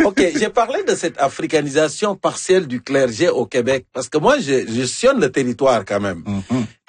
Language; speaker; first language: French; native; French